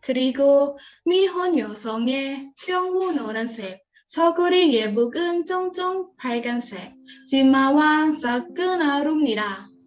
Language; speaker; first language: Korean; non-native, learner; Thai